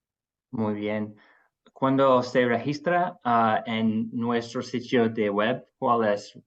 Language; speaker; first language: Spanish; non-native, fluent; English